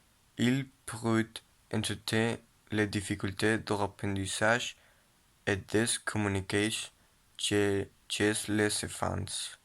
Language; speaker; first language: French; non-native, learner; Spanish